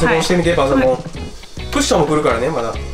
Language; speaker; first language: Japanese; native; Japanese